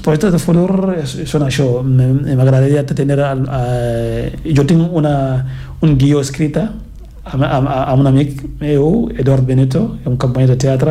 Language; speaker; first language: Catalan; non-native, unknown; Fula